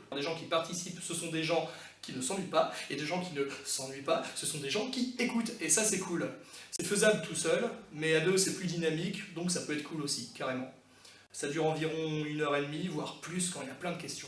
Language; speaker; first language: French; native; French